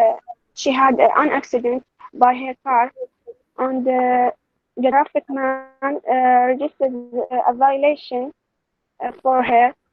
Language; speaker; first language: English; non-native, learner; Arabic